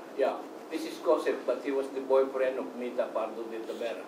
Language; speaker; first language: English; non-native, local second language; Iloko